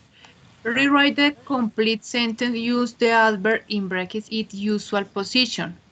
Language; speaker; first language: English; non-native, fluent; Spanish